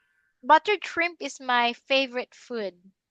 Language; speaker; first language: English; non-native, local second language; Filipino